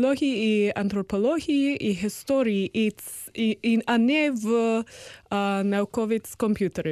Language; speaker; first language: Ukrainian; non-native, learner; English